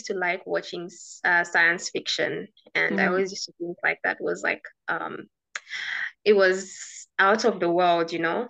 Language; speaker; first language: English; non-native, local second language; Bemba